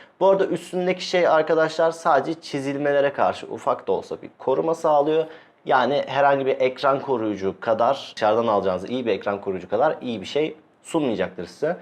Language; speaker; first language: Turkish; native; Turkish